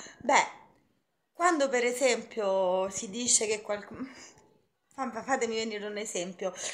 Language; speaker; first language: Italian; native; Italian